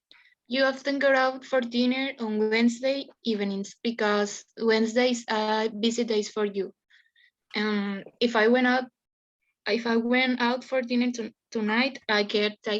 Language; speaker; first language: English; non-native, learner; Spanish